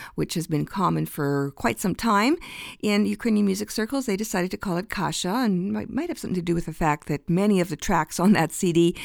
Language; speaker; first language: English; early bilingual, other home language; Ukrainian